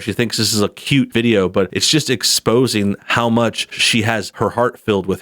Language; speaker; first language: English; native; English